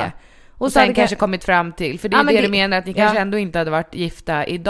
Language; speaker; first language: Swedish; native; Swedish